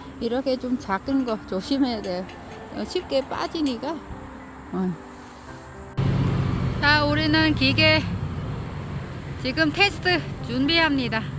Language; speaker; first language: Korean; non-native, learner; Vietnamese